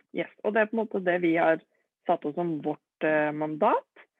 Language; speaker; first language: Norwegian; native; Norwegian